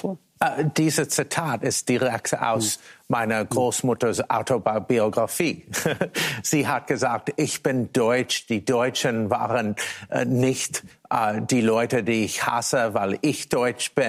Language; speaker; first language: German; non-native, fluent; English